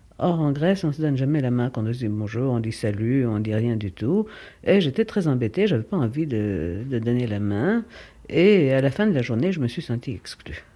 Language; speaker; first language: French; non-native, fluent; Greek